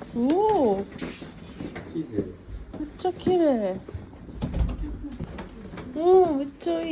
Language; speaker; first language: Japanese; non-native, learner; Korean